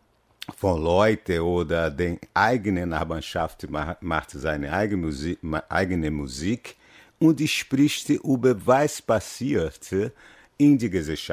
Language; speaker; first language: German; non-native, fluent; Portuguese